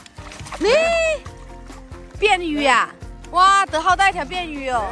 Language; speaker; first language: Chinese; non-native, local second language; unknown